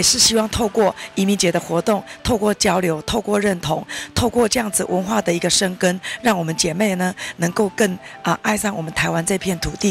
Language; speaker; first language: Chinese; native; Chinese